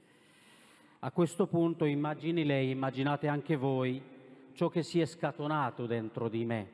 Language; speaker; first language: Italian; non-native, fluent; Romanian